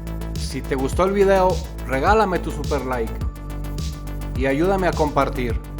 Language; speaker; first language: Spanish; native; Spanish